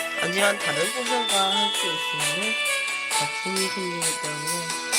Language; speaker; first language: Korean; native; Korean